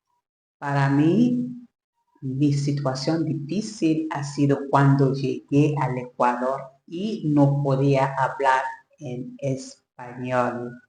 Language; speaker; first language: Spanish; non-native, learner; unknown